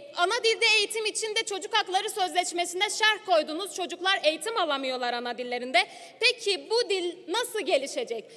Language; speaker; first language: Turkish; non-native, local second language; Kurdish